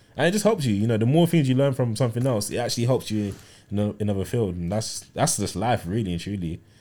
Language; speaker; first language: English; early bilingual, other home language; Yoruba